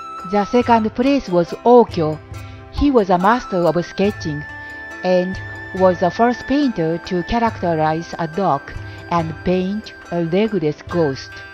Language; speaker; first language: English; non-native, fluent; Japanese